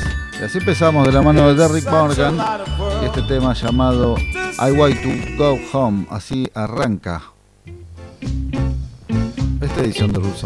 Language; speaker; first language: Spanish; native; Spanish